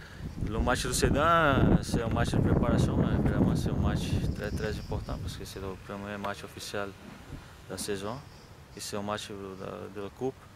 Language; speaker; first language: French; non-native, fluent; Portuguese